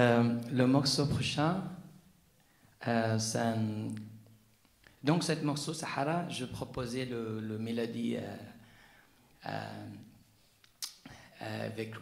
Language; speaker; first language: French; non-native, learner; Arabic